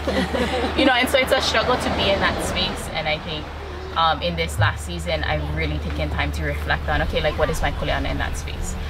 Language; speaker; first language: English; native; English